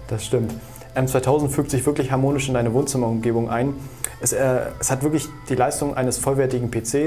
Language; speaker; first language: German; native; German